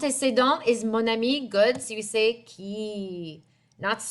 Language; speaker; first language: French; non-native, fluent; English